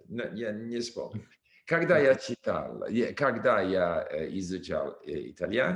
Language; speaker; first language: Russian; non-native, learner; English